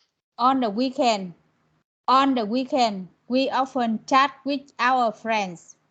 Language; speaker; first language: English; non-native, learner; Vietnamese